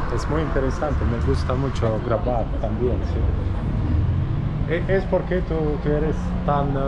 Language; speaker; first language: Spanish; non-native, learner; Romanian